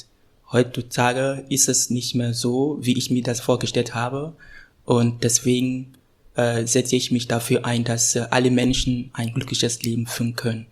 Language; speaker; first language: German; non-native, fluent; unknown